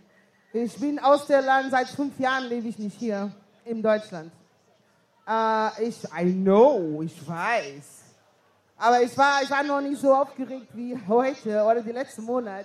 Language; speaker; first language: German; non-native, fluent; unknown